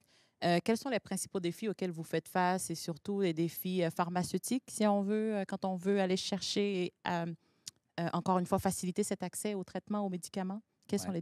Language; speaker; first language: French; native; French